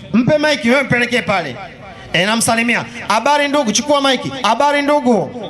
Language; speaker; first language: Swahili; native; Swahili